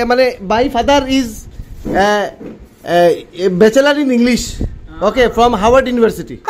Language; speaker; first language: English; non-native, local second language; Bangla